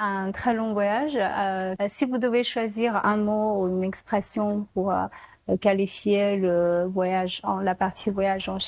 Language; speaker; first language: French; non-native, fluent; Chinese